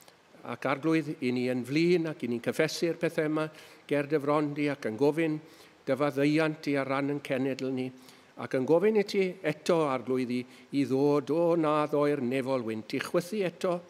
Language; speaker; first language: Welsh; native; Welsh